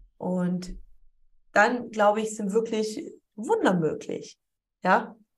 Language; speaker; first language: German; early bilingual, other home language; Polish